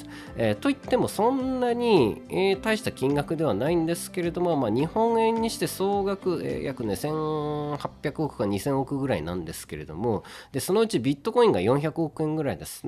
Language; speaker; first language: Japanese; native; Japanese